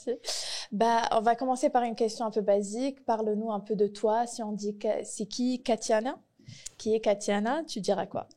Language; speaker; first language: French; native; French